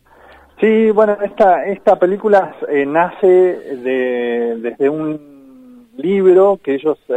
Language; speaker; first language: Spanish; native; Spanish